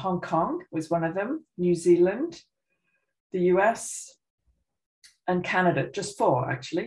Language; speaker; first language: English; native; English